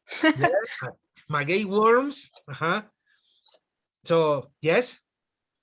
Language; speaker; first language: English; non-native, fluent; Spanish